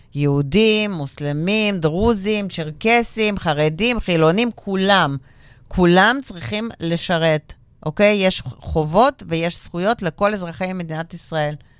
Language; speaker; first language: Hebrew; non-native, fluent; Russian